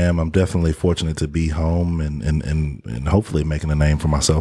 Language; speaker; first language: English; native; English